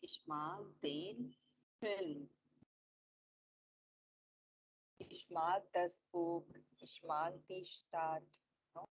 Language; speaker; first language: German; non-native, learner; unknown